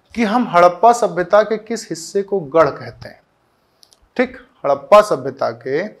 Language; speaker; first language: Hindi; native; Hindi